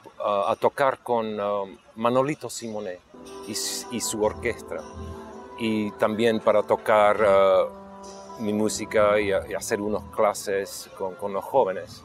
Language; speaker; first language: Spanish; non-native, local second language; English